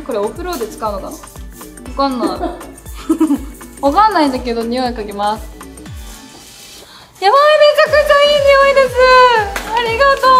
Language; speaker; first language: Japanese; native; Japanese